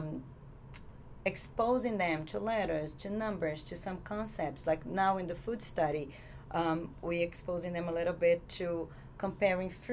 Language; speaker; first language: English; non-native, fluent; Portuguese